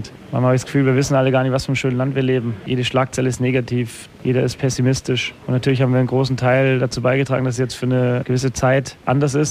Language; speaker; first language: German; native; German